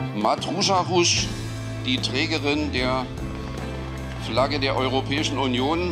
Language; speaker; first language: German; native; German